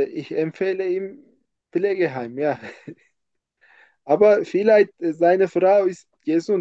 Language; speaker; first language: German; non-native, learner; Turkish